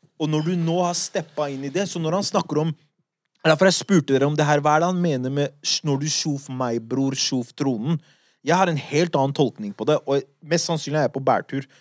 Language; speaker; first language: Norwegian; early bilingual, other home language; Kurdish